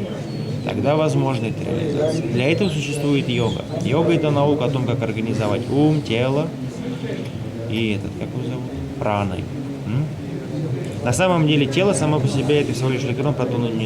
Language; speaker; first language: Russian; native; Russian